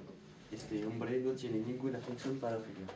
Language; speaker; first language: Spanish; non-native, learner; French